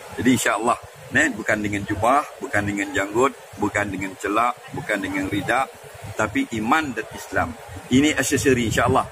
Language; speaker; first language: Malay; native; Malay